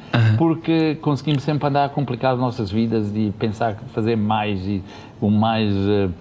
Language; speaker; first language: Portuguese; early bilingual, heritage; Portuguese